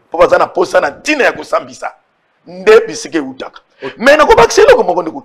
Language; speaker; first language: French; non-native, local second language; Lingala